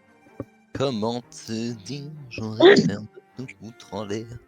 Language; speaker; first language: French; native; French